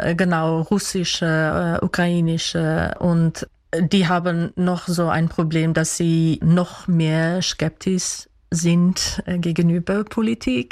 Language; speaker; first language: German; non-native, fluent; Dutch